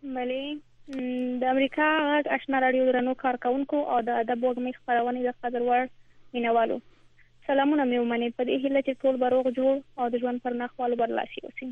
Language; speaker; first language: Pashto; non-native, local second language; Persian